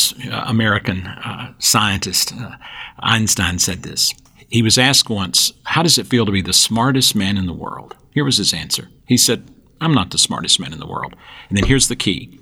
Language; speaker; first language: English; native; English